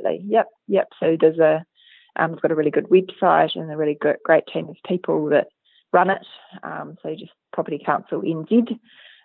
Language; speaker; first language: English; native; English